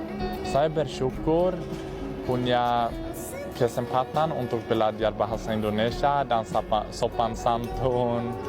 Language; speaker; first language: Indonesian; non-native, learner; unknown